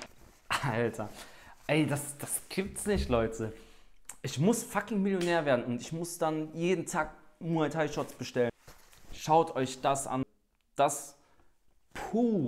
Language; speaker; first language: German; native; German